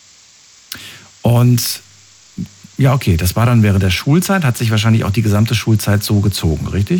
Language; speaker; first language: German; native; German